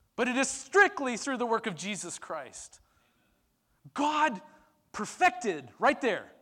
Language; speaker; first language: English; early bilingual, other home language; Turkish